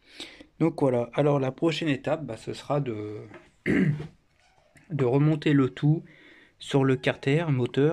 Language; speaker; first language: French; native; French